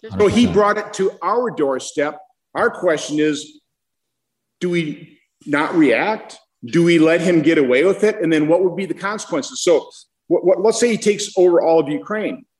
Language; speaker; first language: English; native; English